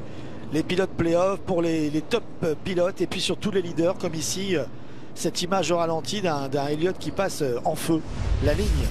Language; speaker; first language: French; native; French